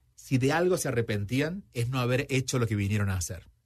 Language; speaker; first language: Spanish; native; Spanish